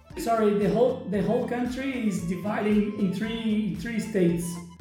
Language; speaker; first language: English; non-native, fluent; Portuguese